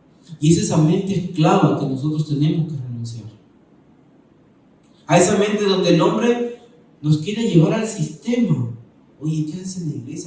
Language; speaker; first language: Spanish; native; Spanish